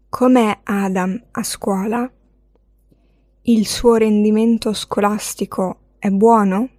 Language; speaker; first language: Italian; non-native, fluent; Arabic